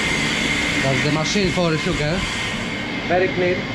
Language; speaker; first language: English; non-native, learner; Polish